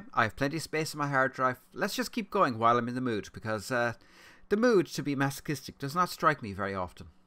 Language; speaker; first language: English; native; English